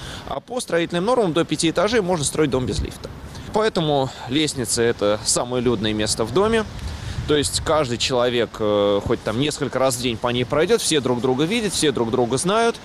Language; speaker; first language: Russian; native; Russian